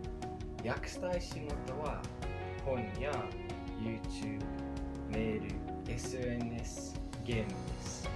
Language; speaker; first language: Japanese; non-native, fluent; English